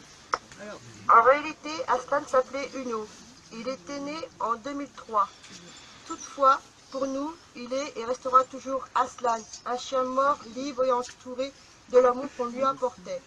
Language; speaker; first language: French; native; French